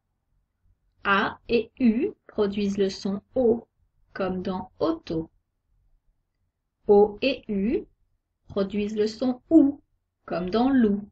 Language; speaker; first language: French; native; French